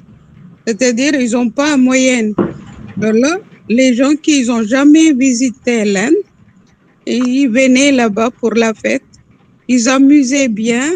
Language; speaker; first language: French; non-native, local second language; Tamil